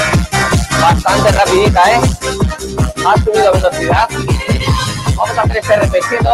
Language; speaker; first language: Spanish; native; Spanish